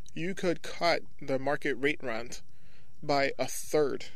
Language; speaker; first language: English; early bilingual, other home language; French